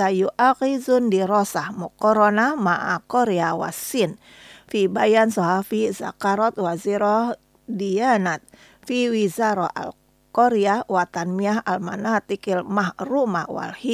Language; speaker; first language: Arabic; non-native, learner; Indonesian